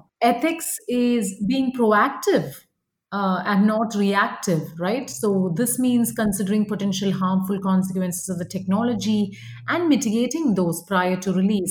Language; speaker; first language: English; non-native, local second language; Malayalam